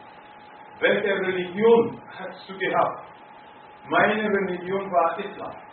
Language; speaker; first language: German; non-native, fluent; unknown